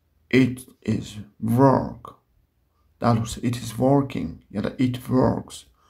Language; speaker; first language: English; non-native, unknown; Turkish